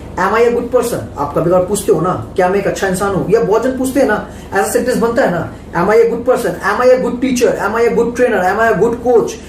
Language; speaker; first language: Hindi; non-native, local second language; Bangla